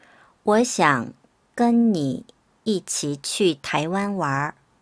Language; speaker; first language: Chinese; non-native, fluent; Korean